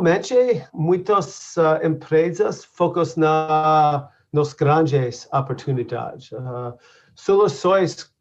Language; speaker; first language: Portuguese; non-native, learner; English